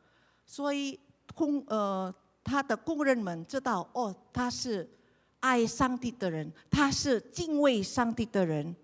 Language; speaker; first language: Chinese; non-native, learner; Indonesian